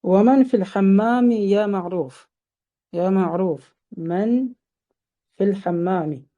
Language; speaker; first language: Arabic; non-native, fluent; Uzbek